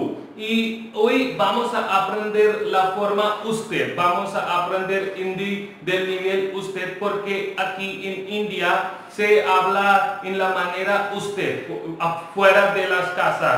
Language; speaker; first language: Spanish; non-native, local second language; Hindi